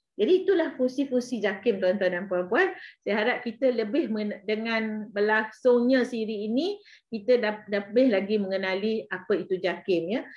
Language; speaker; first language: Malay; native; Malay